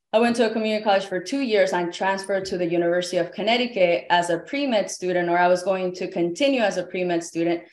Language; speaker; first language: English; early bilingual, other home language; Spanish